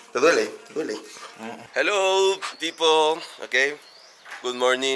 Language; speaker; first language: Spanish; native; Spanish